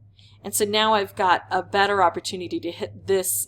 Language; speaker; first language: English; native; English